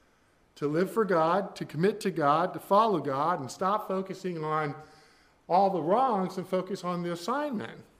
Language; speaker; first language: English; native; English